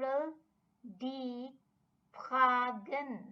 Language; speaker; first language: German; non-native, fluent; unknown